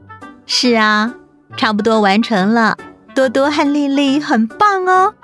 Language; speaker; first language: Chinese; native; Chinese